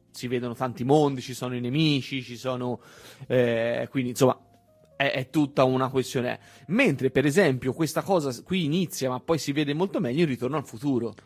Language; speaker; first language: Italian; native; Italian